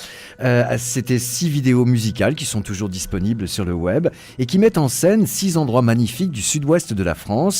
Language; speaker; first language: French; native; French